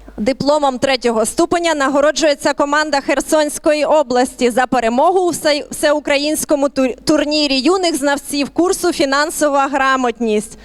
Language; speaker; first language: Ukrainian; native; Ukrainian